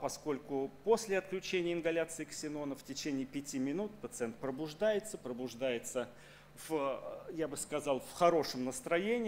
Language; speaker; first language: Russian; native; Russian